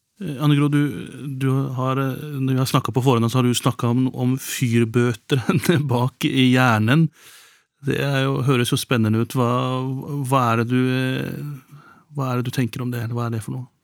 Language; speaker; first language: Norwegian; native; Norwegian